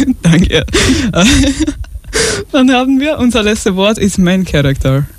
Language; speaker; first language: German; early bilingual, other home language; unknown